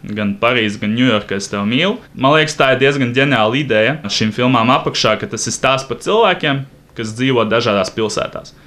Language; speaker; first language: Latvian; non-native, local second language; Russian